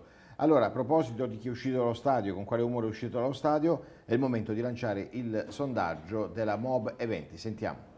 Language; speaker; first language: Italian; native; Italian